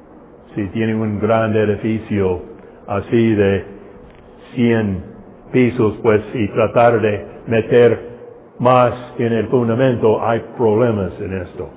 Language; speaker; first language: Spanish; non-native, fluent; English